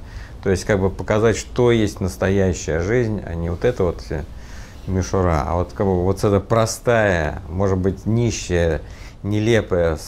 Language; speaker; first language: Russian; native; Russian